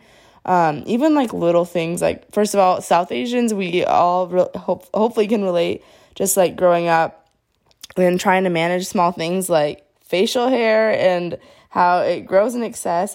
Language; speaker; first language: English; native; English